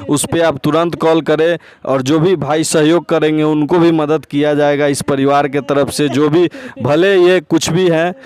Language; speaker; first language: Hindi; native; Hindi